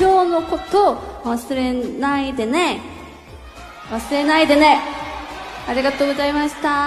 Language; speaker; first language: Japanese; non-native, learner; Korean